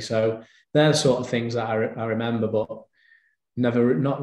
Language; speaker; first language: English; native; English